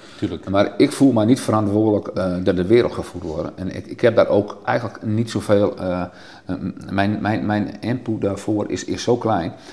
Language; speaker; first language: Dutch; native; Dutch